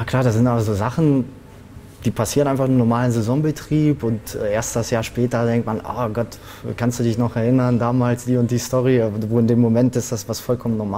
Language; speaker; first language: German; native; German